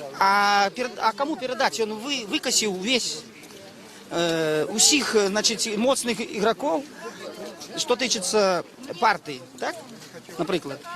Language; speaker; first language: Belarusian; non-native, local second language; Russian